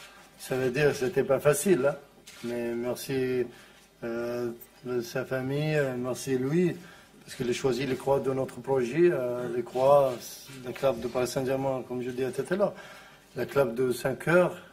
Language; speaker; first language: French; non-native, learner; Arabic